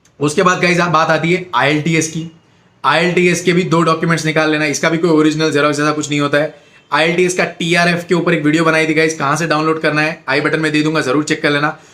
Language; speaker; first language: Hindi; non-native, local second language; Gujarati